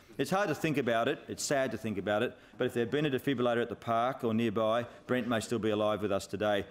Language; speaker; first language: English; native; English